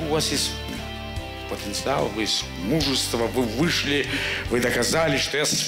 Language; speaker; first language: Russian; non-native, fluent; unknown